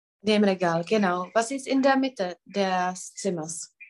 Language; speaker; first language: German; non-native, fluent; Czech